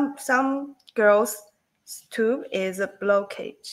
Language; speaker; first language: English; non-native, learner; Chinese